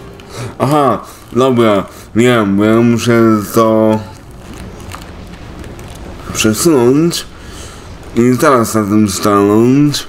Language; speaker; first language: Polish; native; Polish